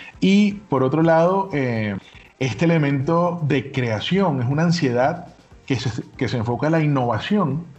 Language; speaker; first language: Spanish; native; Spanish